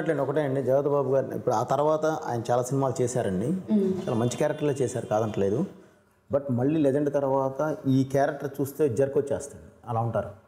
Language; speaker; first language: Telugu; native; Telugu